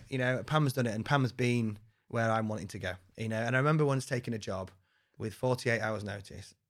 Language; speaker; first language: English; native; English